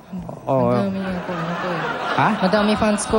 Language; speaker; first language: Filipino; non-native, learner; Japanese